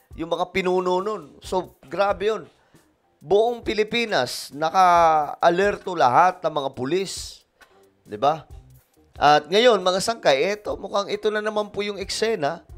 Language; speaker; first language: Filipino; native; Filipino